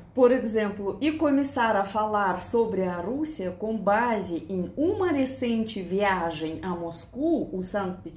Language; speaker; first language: Portuguese; non-native, learner; Russian